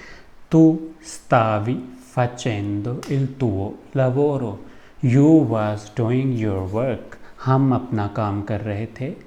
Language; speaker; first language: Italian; non-native, fluent; Urdu